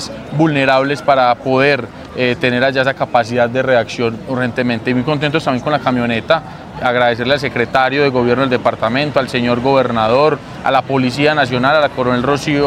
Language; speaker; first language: Spanish; native; Spanish